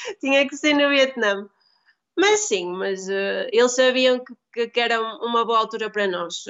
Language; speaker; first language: Portuguese; native; Portuguese